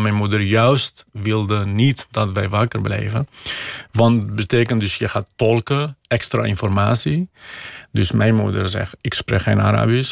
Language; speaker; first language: Dutch; non-native, fluent; Kurdish